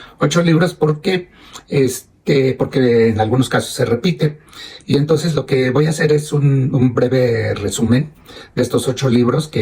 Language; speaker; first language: Spanish; native; Spanish